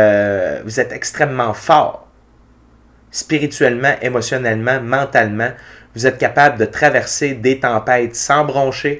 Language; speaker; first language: French; native; French